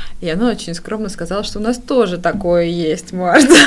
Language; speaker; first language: Russian; non-native, fluent; Georgian